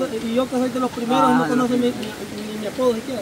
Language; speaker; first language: Spanish; native; Spanish